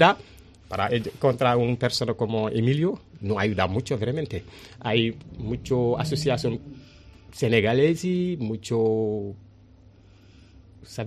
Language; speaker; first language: Spanish; non-native, learner; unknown